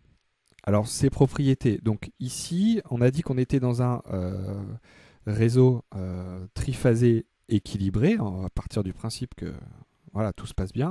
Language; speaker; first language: French; native; French